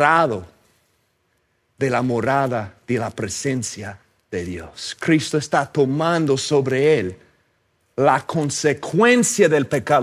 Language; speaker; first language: Spanish; non-native, fluent; English